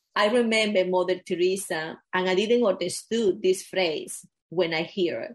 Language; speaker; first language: English; non-native, fluent; Spanish